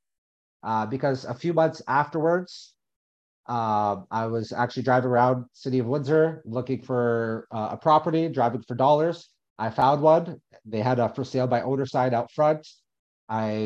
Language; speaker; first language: English; native; English